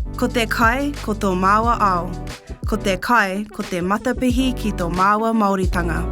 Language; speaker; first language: Māori; non-native, local second language; English